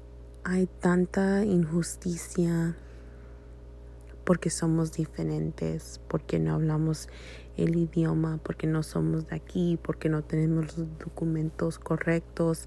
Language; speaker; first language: Spanish; early bilingual, heritage; Spanish